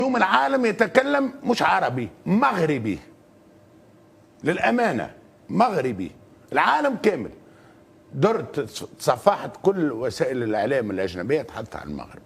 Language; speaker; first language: Arabic; native; Arabic